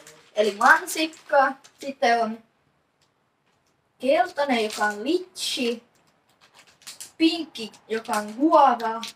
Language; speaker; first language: Finnish; non-native, learner; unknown